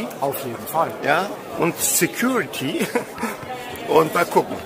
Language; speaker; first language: German; native; German